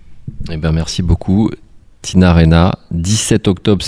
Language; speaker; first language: French; native; French